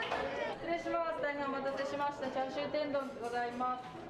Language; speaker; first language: Japanese; native; Japanese